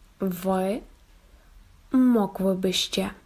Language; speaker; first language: Polish; non-native, fluent; Ukrainian